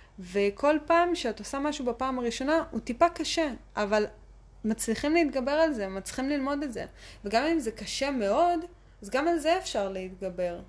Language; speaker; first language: Hebrew; early bilingual, other home language; Russian